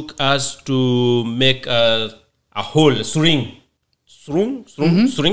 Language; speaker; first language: English; non-native, learner; Persian